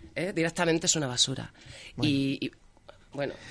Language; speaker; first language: Spanish; native; Spanish